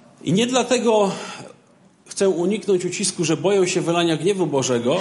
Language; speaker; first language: Polish; native; Polish